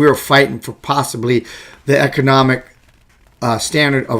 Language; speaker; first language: English; native; English